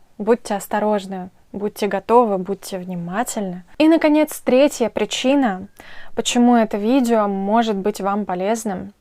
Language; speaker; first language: Russian; native; Russian